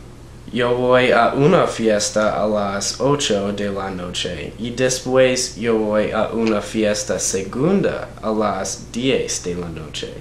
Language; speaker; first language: Spanish; non-native, learner; English